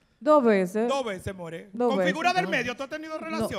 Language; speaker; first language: Spanish; native; Spanish